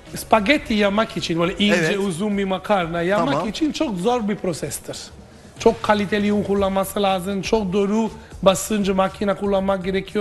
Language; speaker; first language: Turkish; non-native, fluent; Italian